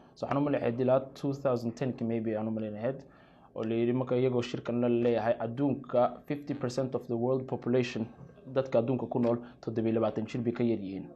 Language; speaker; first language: Somali; early bilingual, heritage; Somali